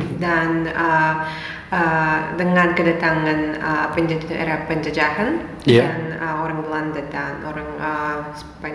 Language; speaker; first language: Indonesian; non-native, fluent; Russian